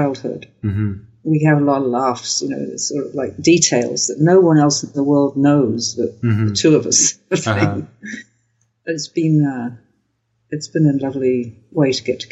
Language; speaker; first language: English; native; English